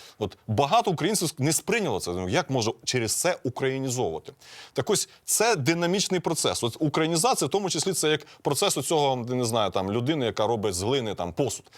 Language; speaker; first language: Ukrainian; native; Ukrainian